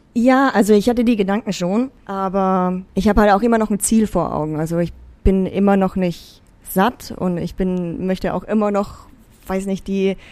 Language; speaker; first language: German; native; German